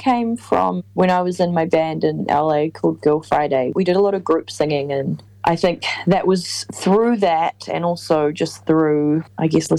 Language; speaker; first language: English; native; English